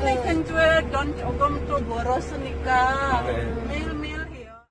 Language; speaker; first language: Korean; non-native, learner; Indonesian